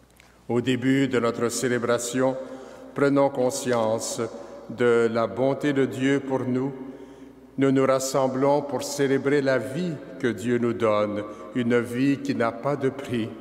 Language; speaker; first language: French; native; French